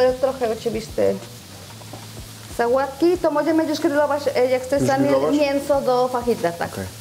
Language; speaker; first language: Polish; non-native, learner; Spanish